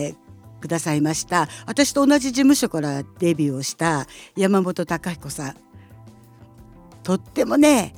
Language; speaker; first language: Japanese; native; Japanese